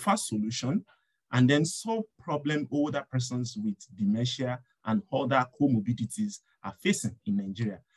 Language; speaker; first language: English; non-native, local second language; Yoruba